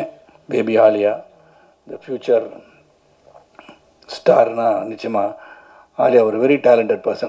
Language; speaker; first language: Tamil; native; Tamil